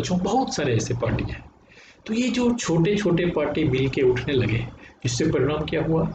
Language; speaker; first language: Hindi; native; Hindi